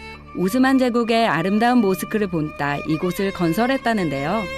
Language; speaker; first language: Korean; native; Korean